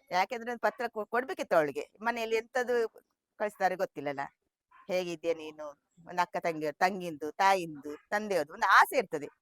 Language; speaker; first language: Kannada; non-native, local second language; Tulu